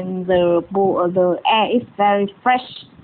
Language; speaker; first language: English; non-native, learner; Vietnamese